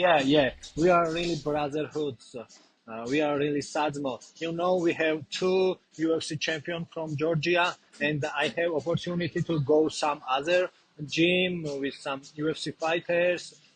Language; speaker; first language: English; non-native, learner; Georgian